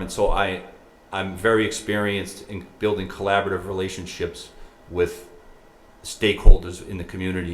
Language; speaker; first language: English; native; English